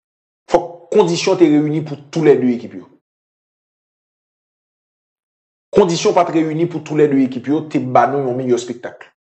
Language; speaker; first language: French; non-native, local second language; Haitian Creole